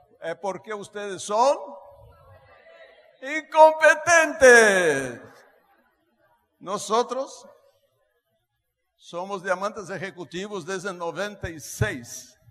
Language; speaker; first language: Spanish; non-native, fluent; Portuguese